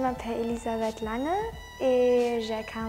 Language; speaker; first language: French; non-native, learner; German